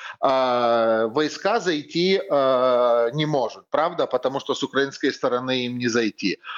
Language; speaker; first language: Russian; non-native, fluent; Lithuanian